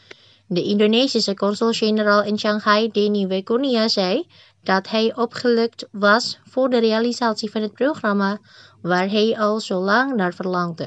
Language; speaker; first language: Dutch; non-native, fluent; Indonesian